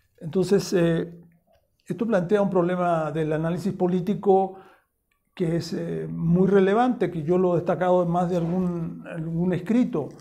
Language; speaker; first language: Spanish; native; Spanish